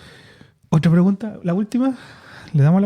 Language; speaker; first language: Spanish; native; Spanish